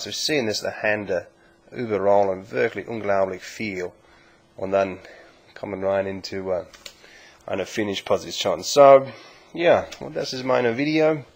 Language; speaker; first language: German; non-native, learner; English